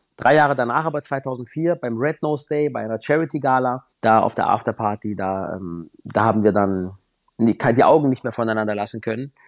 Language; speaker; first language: German; native; German